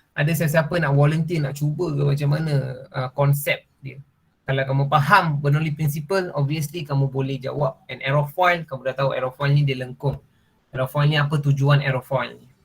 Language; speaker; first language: Malay; non-native, local second language; Tamil